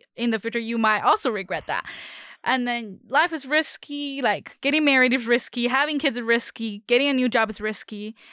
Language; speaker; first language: English; non-native, fluent; Chinese